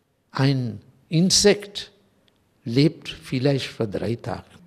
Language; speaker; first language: German; non-native, fluent; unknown